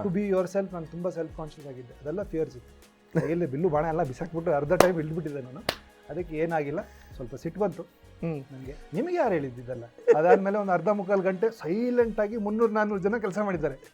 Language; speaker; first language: Kannada; non-native, local second language; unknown